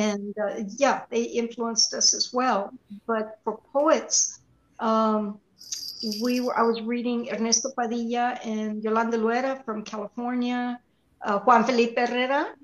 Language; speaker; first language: English; early bilingual, other home language; Spanish